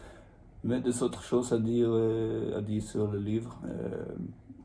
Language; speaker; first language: French; non-native, learner; Swedish